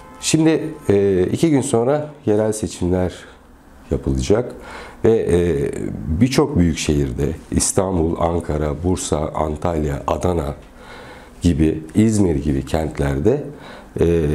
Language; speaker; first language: Turkish; native; Turkish